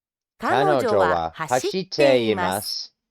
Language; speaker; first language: Japanese; non-native, learner; English